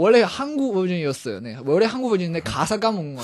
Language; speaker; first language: Korean; non-native, learner; Chinese